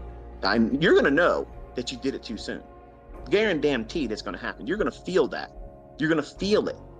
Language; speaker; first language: English; native; English